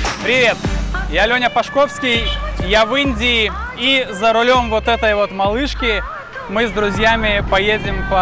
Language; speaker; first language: Russian; native; Russian